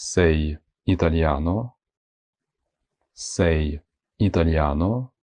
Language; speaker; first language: Italian; non-native, fluent; Ukrainian